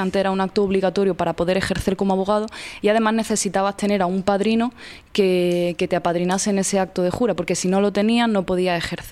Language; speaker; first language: Spanish; native; Spanish